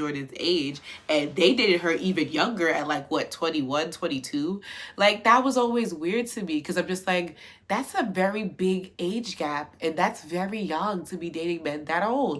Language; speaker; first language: English; native; English